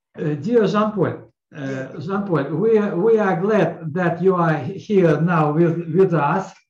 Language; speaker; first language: English; non-native, learner; Russian